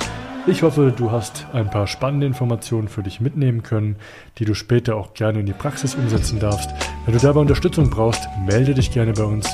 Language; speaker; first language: German; native; German